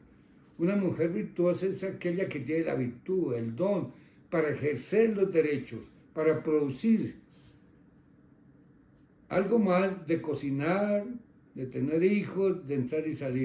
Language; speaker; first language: Spanish; native; Spanish